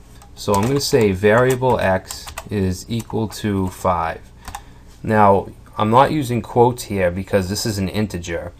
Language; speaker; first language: English; native; English